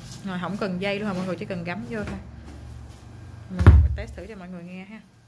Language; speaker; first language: Vietnamese; native; Vietnamese